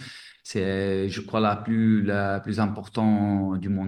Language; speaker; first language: French; non-native, fluent; Italian